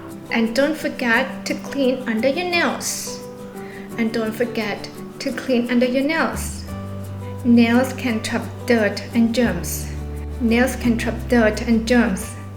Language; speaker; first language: English; non-native, fluent; Thai